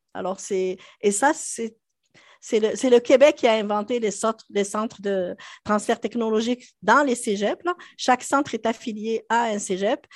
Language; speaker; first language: French; non-native, local second language; Arabic